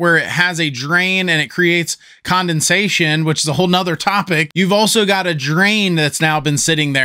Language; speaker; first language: English; native; English